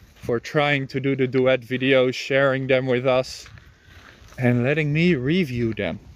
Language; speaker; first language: English; non-native, fluent; Dutch